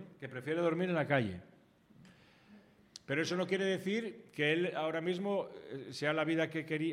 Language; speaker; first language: Spanish; native; Spanish